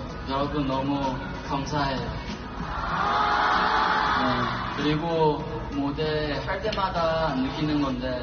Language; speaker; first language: Korean; non-native, fluent; Chinese